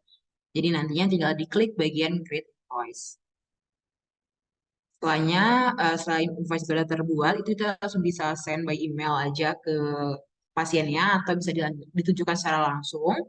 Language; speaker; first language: Indonesian; native; Indonesian